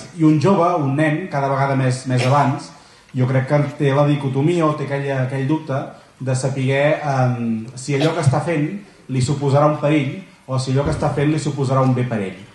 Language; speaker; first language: Catalan; native; Catalan